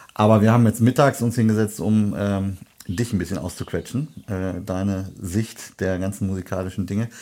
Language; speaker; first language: German; native; German